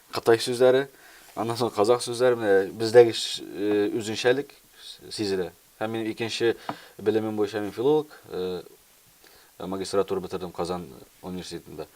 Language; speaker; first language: Tatar; early bilingual, heritage; Tatar